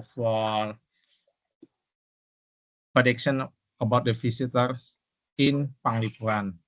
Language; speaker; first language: English; non-native, local second language; Indonesian